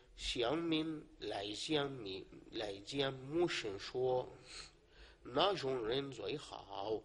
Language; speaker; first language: Chinese; non-native, learner; Arabic